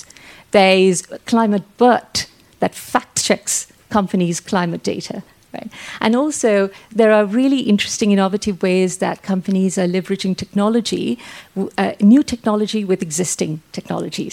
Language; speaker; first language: English; non-native, local second language; Sinhala